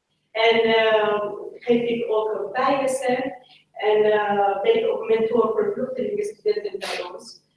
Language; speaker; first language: Dutch; non-native, local second language; Persian